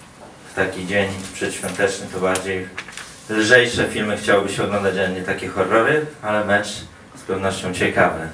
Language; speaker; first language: Polish; native; Polish